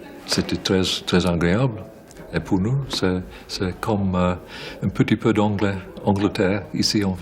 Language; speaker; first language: French; non-native, learner; English